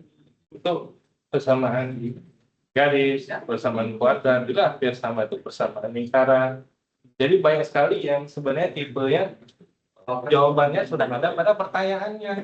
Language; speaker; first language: Indonesian; native; Indonesian